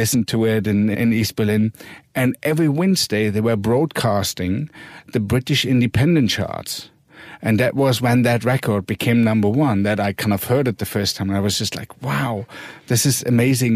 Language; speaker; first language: English; non-native, fluent; German